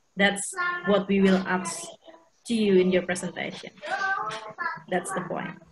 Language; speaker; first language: English; non-native, fluent; Indonesian